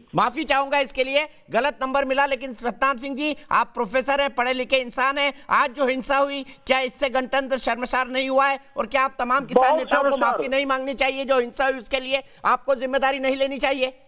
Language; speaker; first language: Hindi; native; Hindi